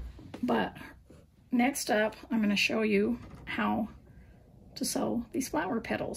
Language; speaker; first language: English; native; English